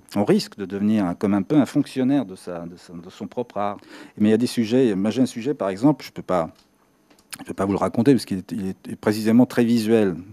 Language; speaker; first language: French; non-native, fluent; Serbian